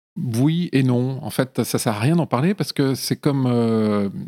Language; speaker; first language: French; native; French